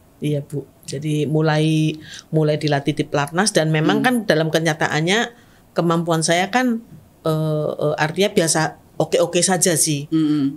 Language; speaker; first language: Indonesian; native; Indonesian